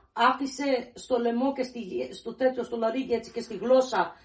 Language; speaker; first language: Greek; early bilingual, other home language; English